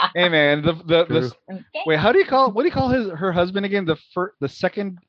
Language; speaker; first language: English; non-native, local second language; Filipino